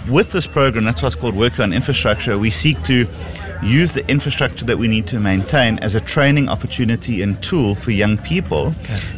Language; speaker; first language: English; native; English